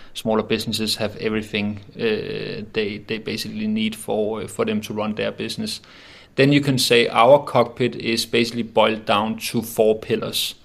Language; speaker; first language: English; non-native, fluent; Danish